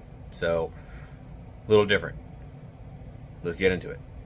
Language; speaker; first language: English; native; English